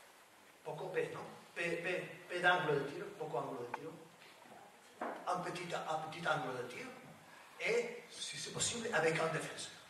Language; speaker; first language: French; non-native, learner; Spanish